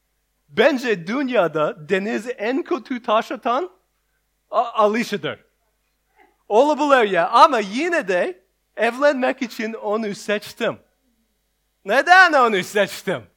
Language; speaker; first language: Turkish; non-native, learner; English